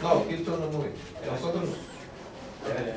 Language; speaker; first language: Spanish; native; Spanish